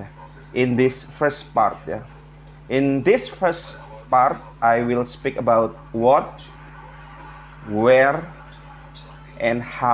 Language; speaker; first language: English; non-native, learner; Indonesian